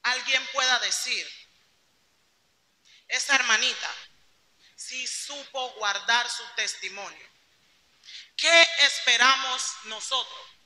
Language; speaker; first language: Spanish; native; Spanish